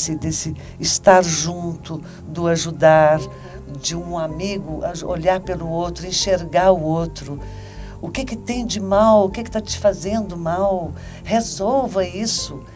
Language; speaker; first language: Portuguese; native; Portuguese